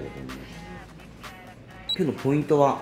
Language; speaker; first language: Japanese; native; Japanese